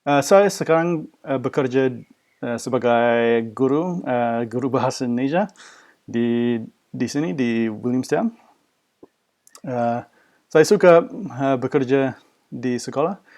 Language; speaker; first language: Indonesian; non-native, fluent; English